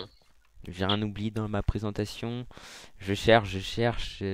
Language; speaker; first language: French; native; French